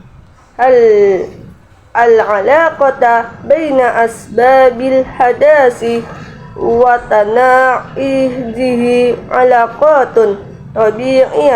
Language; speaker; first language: Arabic; non-native, learner; Indonesian